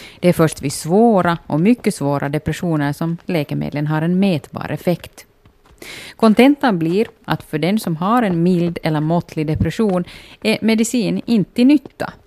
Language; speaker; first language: Swedish; native; Swedish